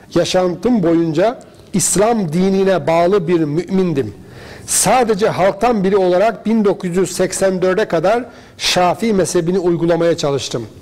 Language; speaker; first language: Turkish; native; Turkish